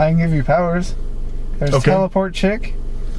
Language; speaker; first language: English; native; English